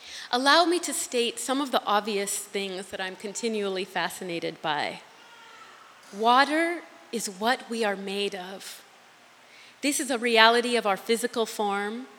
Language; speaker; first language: English; native; English